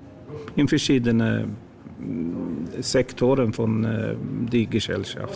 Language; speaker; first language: German; non-native, learner; Swedish